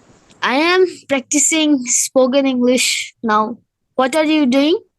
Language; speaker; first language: English; non-native, learner; Bangla